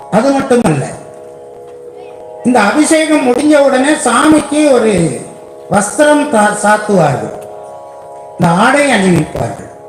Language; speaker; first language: Tamil; native; Tamil